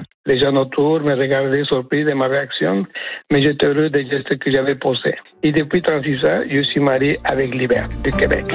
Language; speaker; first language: French; non-native, fluent; Spanish